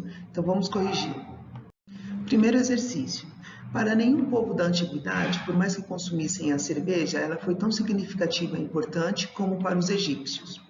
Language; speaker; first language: Portuguese; native; Portuguese